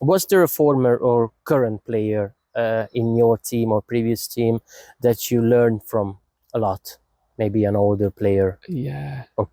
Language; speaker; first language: English; non-native, fluent; Hungarian